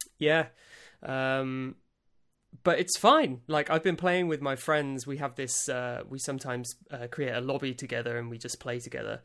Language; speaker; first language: English; native; English